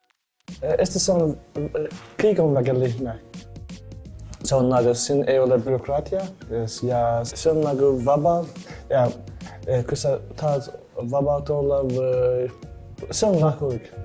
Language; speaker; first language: Estonian; non-native, learner; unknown